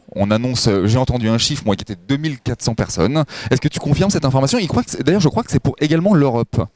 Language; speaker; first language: French; native; French